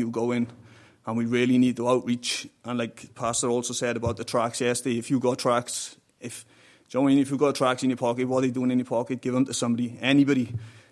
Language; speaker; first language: English; native; English